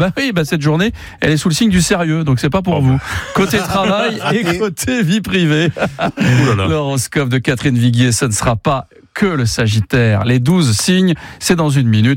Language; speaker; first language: French; native; French